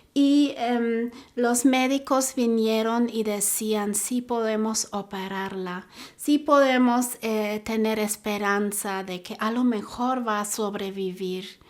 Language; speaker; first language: Spanish; non-native, fluent; German